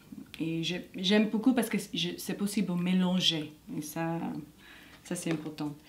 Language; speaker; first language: French; non-native, learner; English